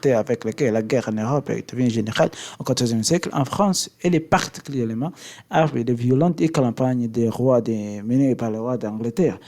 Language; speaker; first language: French; non-native, learner; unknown